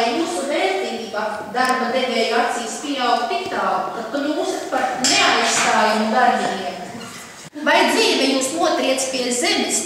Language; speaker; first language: Latvian; native; Latvian